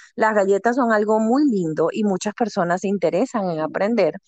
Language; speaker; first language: Spanish; native; Spanish